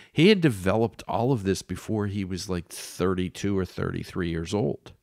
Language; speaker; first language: English; native; English